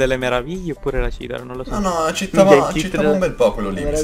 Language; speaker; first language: Italian; native; Italian